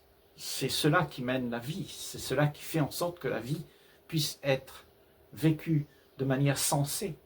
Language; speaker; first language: French; native; French